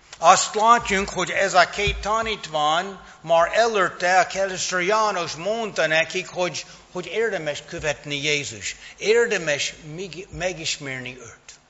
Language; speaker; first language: Hungarian; non-native, fluent; English